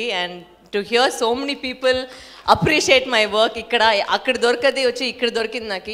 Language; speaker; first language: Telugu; non-native, fluent; Tamil